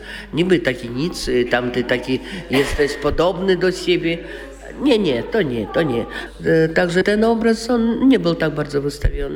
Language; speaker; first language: Polish; non-native, local second language; Russian